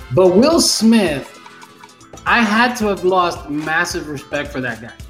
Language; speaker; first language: English; early bilingual, other home language; Spanish